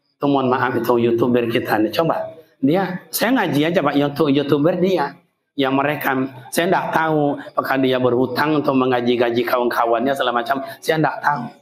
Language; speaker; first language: Malay; native; Malay